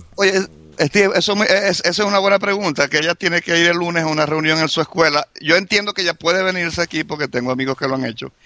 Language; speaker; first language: Spanish; native; Spanish